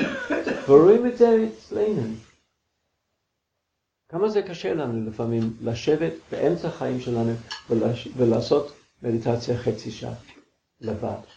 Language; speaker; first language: Hebrew; non-native, fluent; English